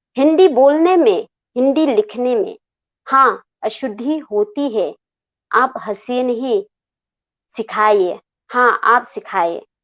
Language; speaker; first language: Hindi; non-native, local second language; Khasi